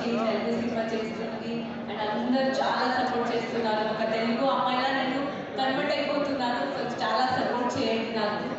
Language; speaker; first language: Telugu; non-native, learner; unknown